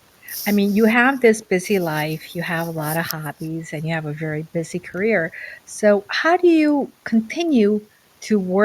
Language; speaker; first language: English; non-native, fluent; Korean